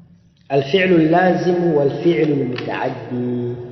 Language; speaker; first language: Arabic; non-native, fluent; Swahili